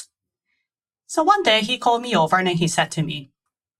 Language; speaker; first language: English; non-native, fluent; Japanese